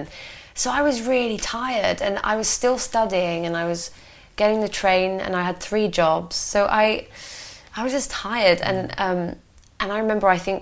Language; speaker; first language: English; native; English